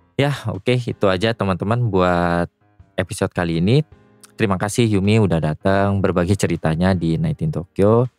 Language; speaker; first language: Indonesian; native; Indonesian